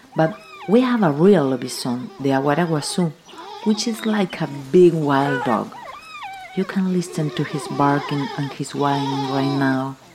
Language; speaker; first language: English; non-native, fluent; Spanish